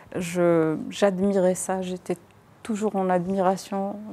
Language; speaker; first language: French; non-native, local second language; Arabic